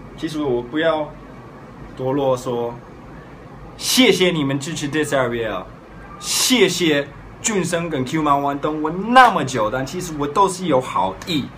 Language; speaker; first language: Chinese; early bilingual, heritage; Chinese